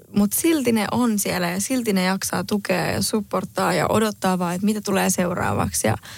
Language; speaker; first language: Finnish; early bilingual, other home language; Spanish